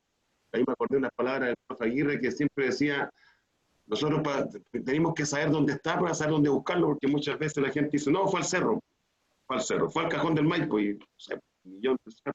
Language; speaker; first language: Spanish; native; Spanish